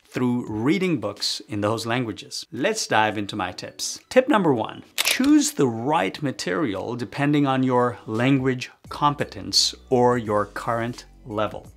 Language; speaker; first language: English; non-native, fluent; Chinese